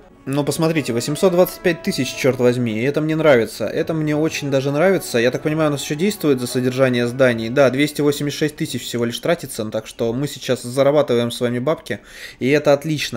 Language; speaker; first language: Russian; native; Russian